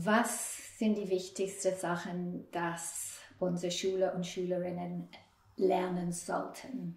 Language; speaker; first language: German; non-native, fluent; English